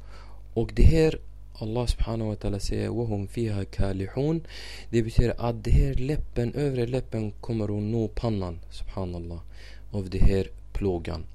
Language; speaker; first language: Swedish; non-native, fluent; Arabic